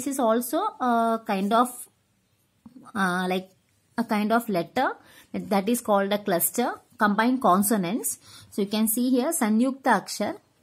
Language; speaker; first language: English; non-native, local second language; Tamil